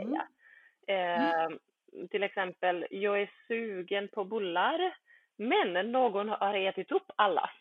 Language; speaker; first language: Swedish; early bilingual, other home language; Bosnian